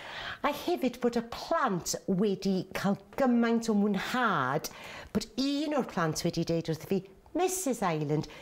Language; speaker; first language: Welsh; native; Welsh